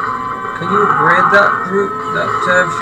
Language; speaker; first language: English; native; English